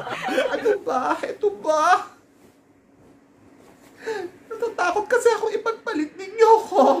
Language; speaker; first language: Filipino; native; Filipino